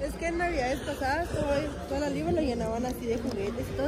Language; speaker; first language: Spanish; native; Spanish